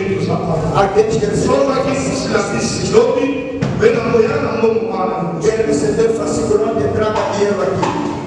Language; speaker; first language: Portuguese; non-native, learner; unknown